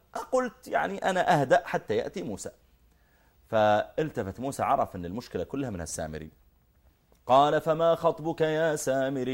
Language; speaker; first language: Arabic; native; Arabic